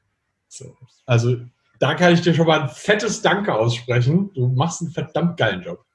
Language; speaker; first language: German; native; German